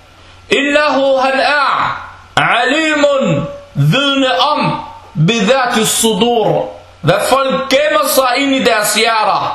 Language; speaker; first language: Danish; non-native, fluent; Arabic